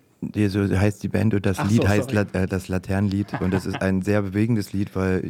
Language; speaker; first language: German; native; German